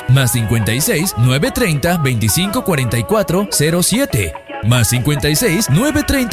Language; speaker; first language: Spanish; native; Spanish